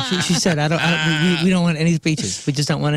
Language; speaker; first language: English; native; English